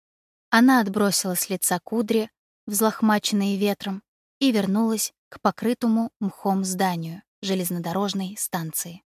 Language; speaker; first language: Russian; native; Russian